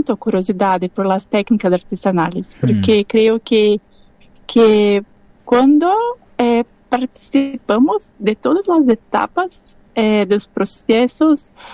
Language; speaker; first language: Spanish; non-native, learner; Portuguese